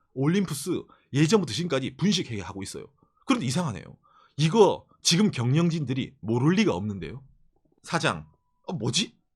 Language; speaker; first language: Korean; native; Korean